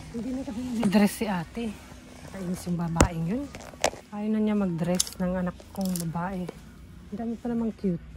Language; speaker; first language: Filipino; native; Filipino